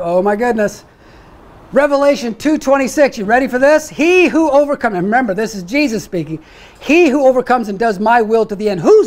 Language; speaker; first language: English; native; English